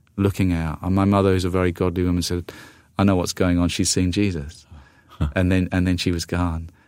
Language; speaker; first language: English; native; English